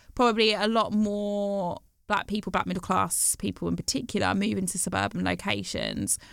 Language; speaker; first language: English; native; English